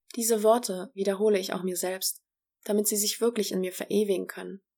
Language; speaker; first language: German; early bilingual, other home language; Polish